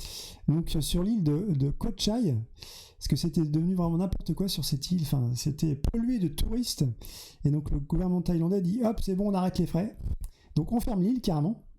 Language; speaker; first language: French; native; French